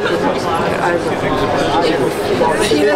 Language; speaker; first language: German; native; German